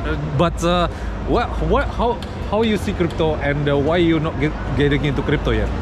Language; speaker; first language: English; non-native, fluent; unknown